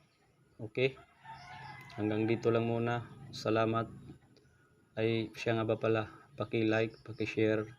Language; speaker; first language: Filipino; non-native, local second language; Waray